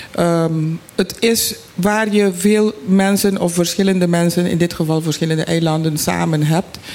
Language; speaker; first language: Dutch; non-native, local second language; Papiamento